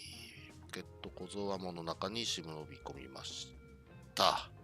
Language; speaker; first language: Japanese; non-native, learner; English